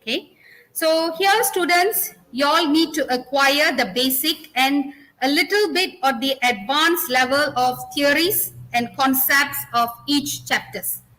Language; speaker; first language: English; non-native, local second language; Malay